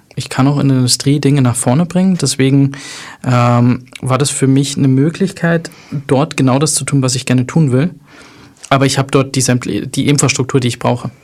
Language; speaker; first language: German; native; German